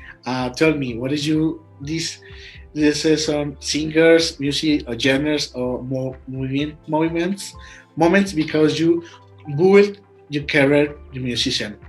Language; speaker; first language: English; non-native, learner; Spanish